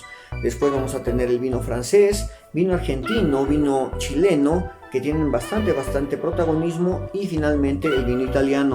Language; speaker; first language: Spanish; native; Spanish